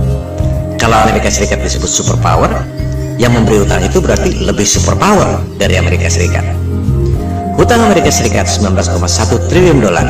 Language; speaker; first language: Indonesian; native; Indonesian